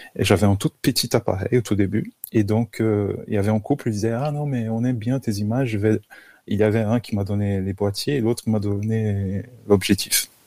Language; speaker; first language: French; non-native, fluent; Portuguese